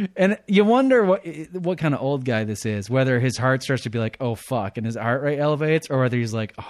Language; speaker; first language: English; native; English